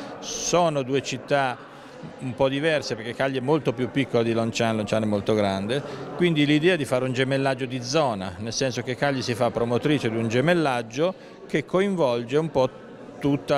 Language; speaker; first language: Italian; native; Italian